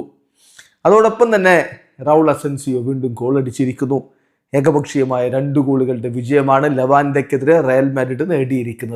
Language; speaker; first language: Malayalam; native; Malayalam